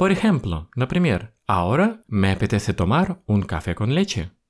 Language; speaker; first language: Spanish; non-native, fluent; Russian